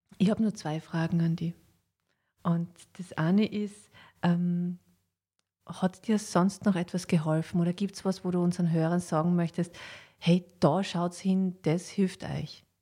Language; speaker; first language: German; native; German